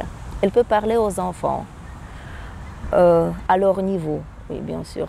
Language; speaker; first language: French; non-native, fluent; Russian